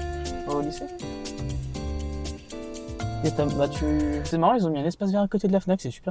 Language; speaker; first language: French; native; French